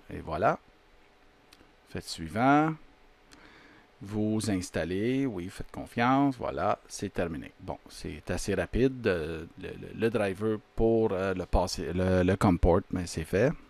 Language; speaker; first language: French; native; French